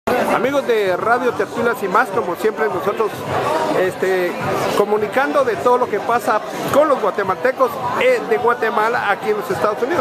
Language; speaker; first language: Spanish; native; Spanish